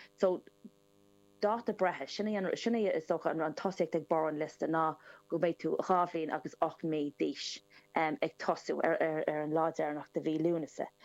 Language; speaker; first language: Irish; non-native, local second language; English